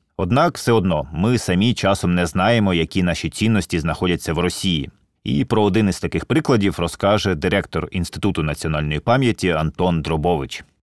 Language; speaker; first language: Ukrainian; native; Ukrainian